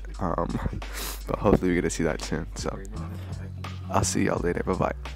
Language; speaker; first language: English; native; English